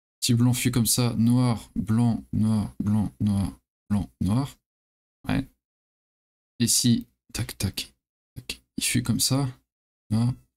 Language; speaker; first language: French; native; French